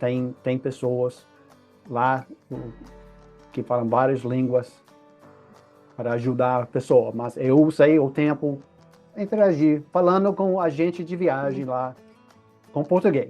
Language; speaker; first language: Portuguese; non-native, fluent; English